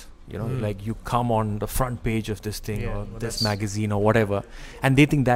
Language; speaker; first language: English; non-native, local second language; Malayalam